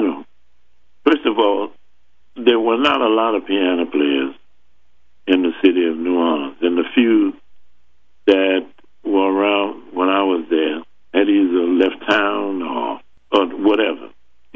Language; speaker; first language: English; native; English